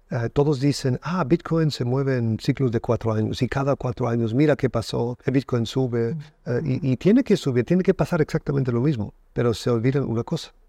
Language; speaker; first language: Spanish; non-native, fluent; German